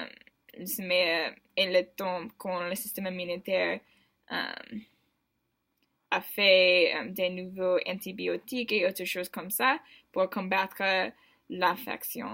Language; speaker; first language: French; non-native, learner; English